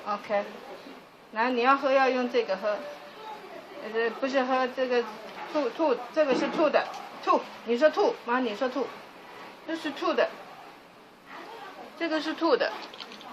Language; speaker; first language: Chinese; native; Chinese